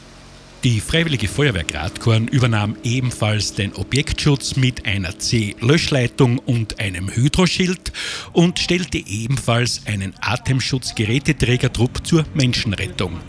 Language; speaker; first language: German; native; German